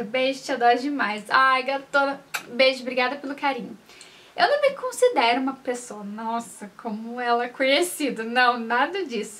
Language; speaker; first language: Portuguese; native; Portuguese